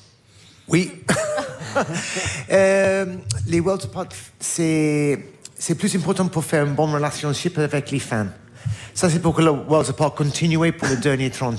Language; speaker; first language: French; non-native, learner; English